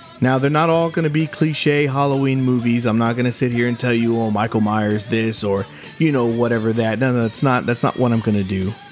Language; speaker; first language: English; native; English